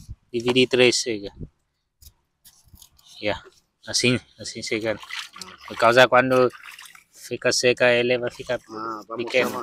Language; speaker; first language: Portuguese; non-native, learner; Vietnamese